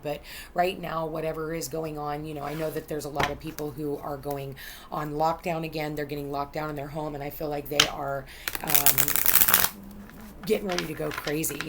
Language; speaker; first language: English; native; English